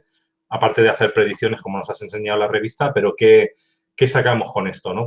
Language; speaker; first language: Spanish; native; Spanish